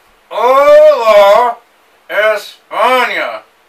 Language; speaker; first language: Spanish; non-native, learner; English